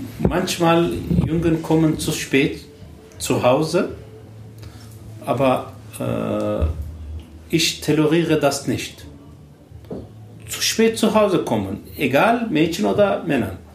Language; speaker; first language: German; non-native, learner; Turkish